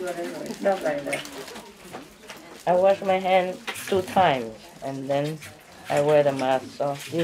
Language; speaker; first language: English; non-native, fluent; Vietnamese